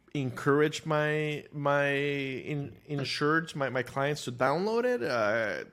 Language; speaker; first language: English; non-native, fluent; Spanish